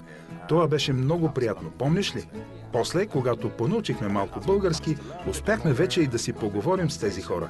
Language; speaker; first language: Bulgarian; non-native, fluent; English